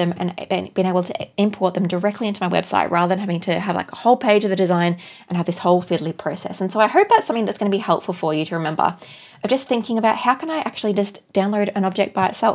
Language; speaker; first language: English; native; English